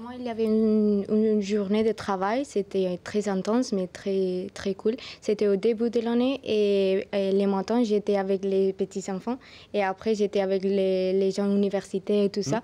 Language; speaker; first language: French; non-native, learner; Spanish